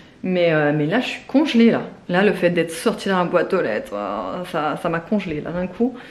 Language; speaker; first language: French; native; French